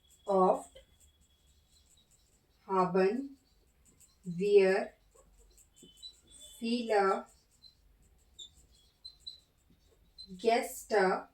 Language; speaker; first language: German; non-native, learner; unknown